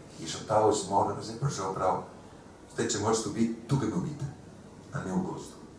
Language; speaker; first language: Slovenian; early bilingual, heritage; Slovenian